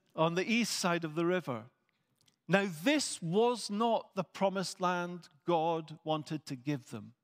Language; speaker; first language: English; native; English